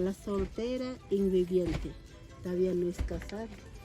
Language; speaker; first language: Spanish; non-native, local second language; Aymara